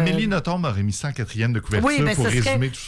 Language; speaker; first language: French; native; French